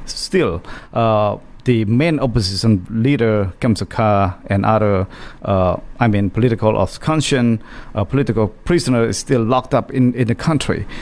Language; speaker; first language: English; non-native, fluent; Khmer